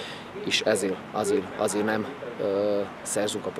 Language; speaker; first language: Hungarian; non-native, fluent; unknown